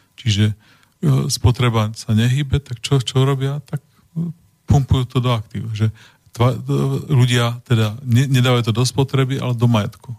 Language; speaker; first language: Slovak; native; Slovak